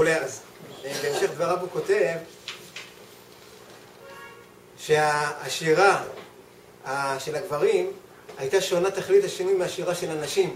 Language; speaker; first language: Hebrew; native; Hebrew